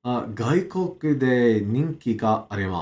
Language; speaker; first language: Japanese; non-native, learner; English